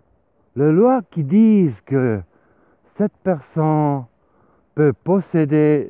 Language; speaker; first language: French; non-native, learner; Swiss German